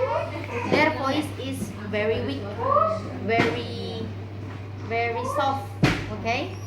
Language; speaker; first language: English; non-native, fluent; Indonesian